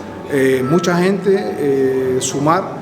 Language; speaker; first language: Spanish; native; Spanish